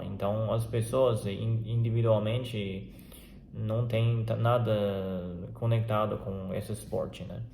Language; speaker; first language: Portuguese; non-native, learner; Chinese